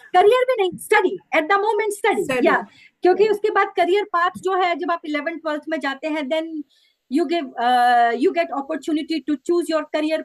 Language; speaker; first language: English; non-native, local second language; Hindi